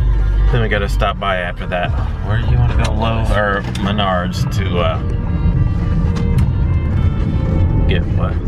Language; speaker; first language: English; native; English